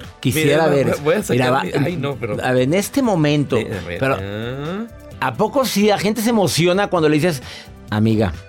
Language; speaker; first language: Spanish; native; Spanish